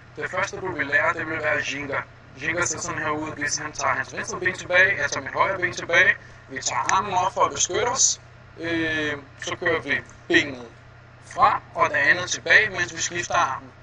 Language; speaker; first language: Danish; non-native, fluent; Portuguese